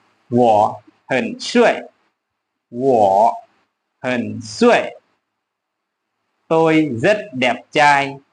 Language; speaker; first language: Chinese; non-native, learner; Lao